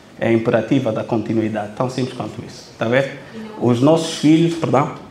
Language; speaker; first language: Portuguese; non-native, local second language; Kabuverdianu